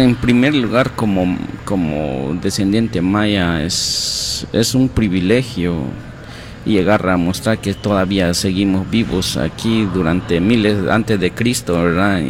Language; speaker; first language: Spanish; non-native, local second language; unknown